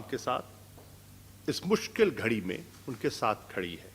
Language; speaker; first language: Urdu; non-native, local second language; Saraiki